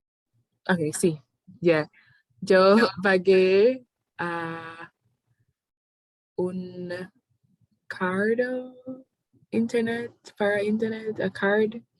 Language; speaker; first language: Spanish; non-native, learner; English